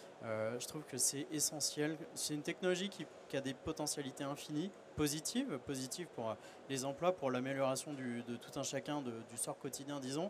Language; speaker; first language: French; native; French